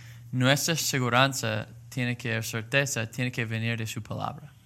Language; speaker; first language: Spanish; non-native, learner; English